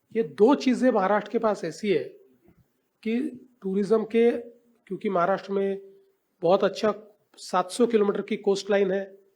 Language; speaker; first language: Hindi; non-native, local second language; Marathi